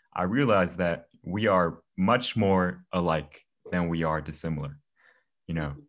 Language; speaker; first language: English; native; English